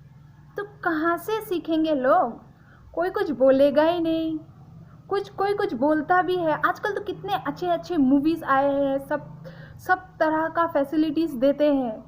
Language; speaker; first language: Hindi; non-native, local second language; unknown